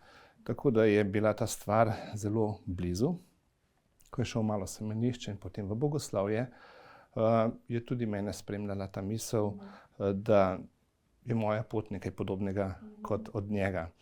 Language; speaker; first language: Slovenian; native; Slovenian